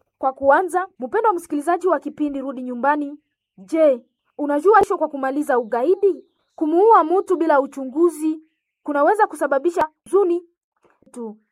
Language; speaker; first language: Swahili; non-native, local second language; Nande